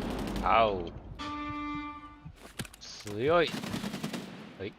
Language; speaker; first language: Japanese; non-native, learner; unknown